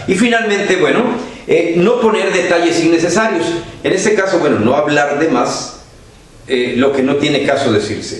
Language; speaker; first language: Spanish; native; Spanish